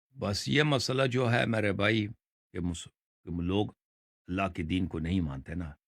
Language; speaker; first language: Urdu; non-native, fluent; Persian